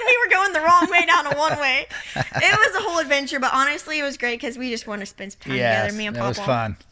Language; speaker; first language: English; native; English